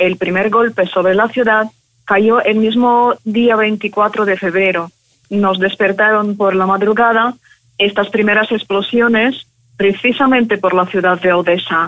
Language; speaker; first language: Spanish; non-native, fluent; Ukrainian